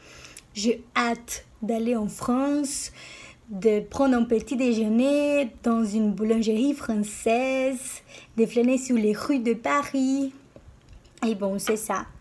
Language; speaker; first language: French; non-native, learner; Portuguese